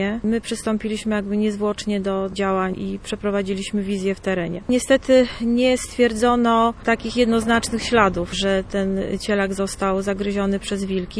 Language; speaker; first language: Polish; native; Polish